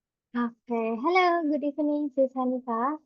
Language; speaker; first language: English; non-native, fluent; Indonesian